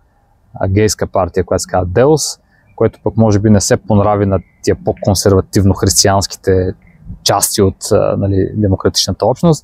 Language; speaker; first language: Bulgarian; native; Bulgarian